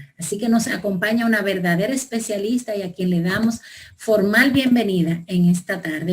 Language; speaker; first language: Spanish; native; Spanish